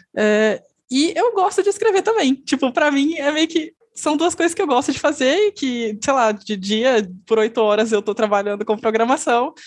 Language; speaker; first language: Portuguese; native; Portuguese